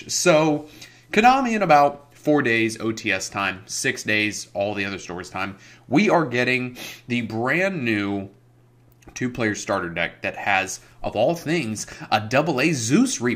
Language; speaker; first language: English; native; English